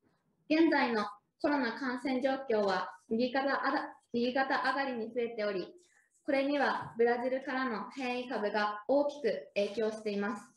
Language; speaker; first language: Japanese; native; Japanese